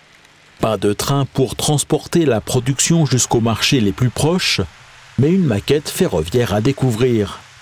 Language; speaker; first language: French; native; French